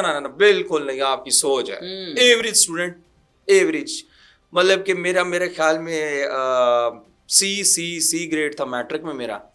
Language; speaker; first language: Urdu; non-native, local second language; Punjabi